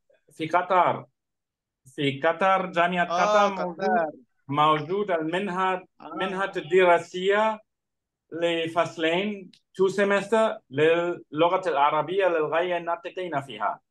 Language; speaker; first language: Arabic; non-native, learner; German